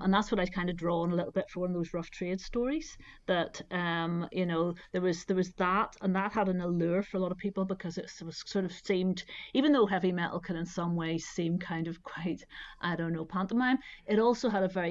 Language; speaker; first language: English; native; English